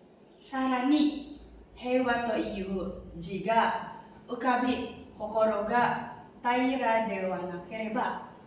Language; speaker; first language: Japanese; non-native, learner; Indonesian